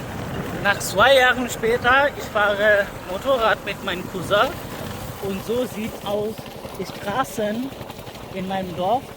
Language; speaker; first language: German; non-native, learner; Bangla